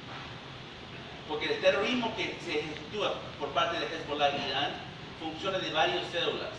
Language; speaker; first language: Spanish; early bilingual, heritage; Spanish